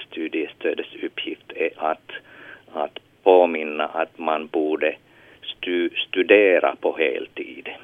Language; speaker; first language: Swedish; non-native, local second language; Finnish